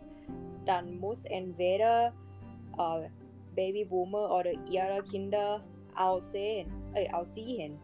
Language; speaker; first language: German; non-native, learner; Thai